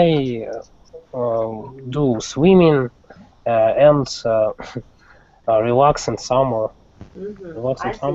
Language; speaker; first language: English; non-native, learner; Russian